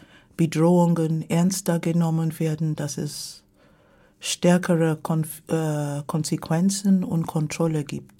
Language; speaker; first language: German; non-native, fluent; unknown